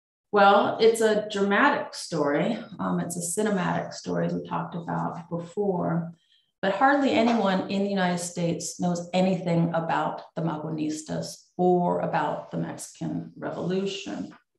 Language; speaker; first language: English; native; English